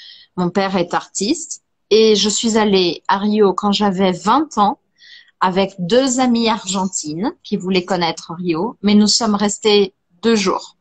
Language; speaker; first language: French; non-native, fluent; Portuguese